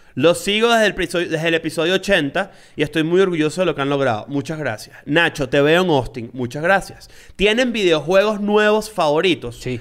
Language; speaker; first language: Spanish; native; Spanish